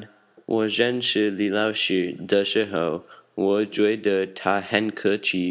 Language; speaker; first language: Chinese; non-native, learner; English